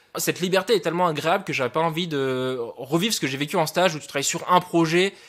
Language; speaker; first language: French; native; French